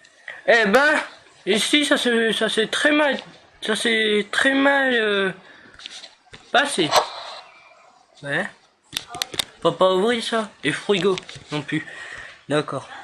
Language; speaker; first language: French; native; French